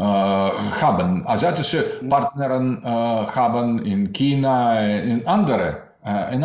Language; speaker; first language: German; non-native, learner; Russian